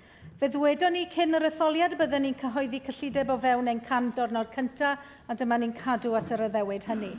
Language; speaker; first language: Welsh; native; Welsh